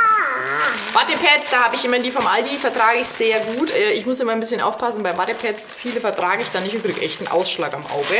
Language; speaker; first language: German; native; German